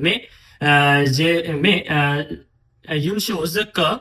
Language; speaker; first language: French; non-native, fluent; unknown